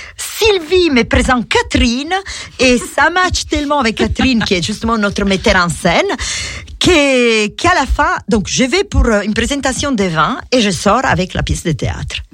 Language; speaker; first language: French; non-native, fluent; Italian